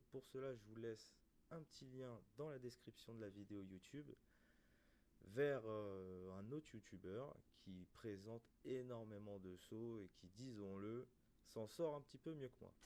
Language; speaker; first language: French; native; French